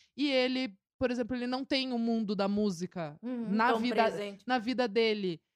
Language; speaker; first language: Portuguese; native; Portuguese